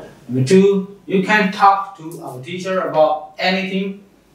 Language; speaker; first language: English; non-native, fluent; Burmese